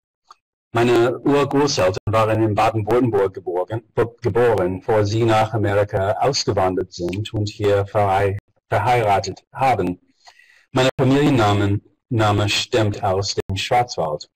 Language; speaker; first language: German; non-native, fluent; English